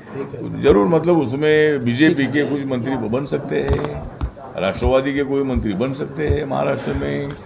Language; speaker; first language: Hindi; non-native, local second language; Marathi